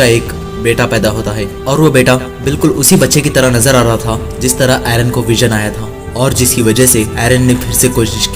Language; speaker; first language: Hindi; native; Hindi